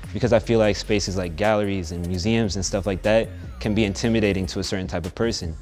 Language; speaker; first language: English; native; English